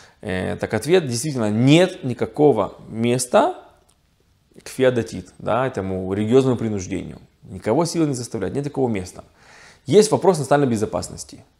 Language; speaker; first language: Russian; early bilingual, heritage; Russian